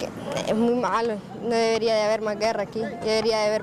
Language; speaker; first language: Spanish; native; Spanish